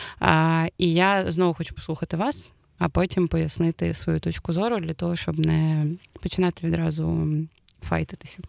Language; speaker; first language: Ukrainian; native; Ukrainian